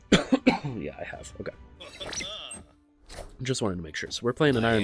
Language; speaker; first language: English; native; English